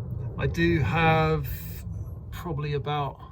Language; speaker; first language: English; native; English